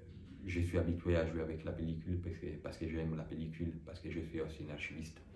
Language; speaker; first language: French; non-native, fluent; Italian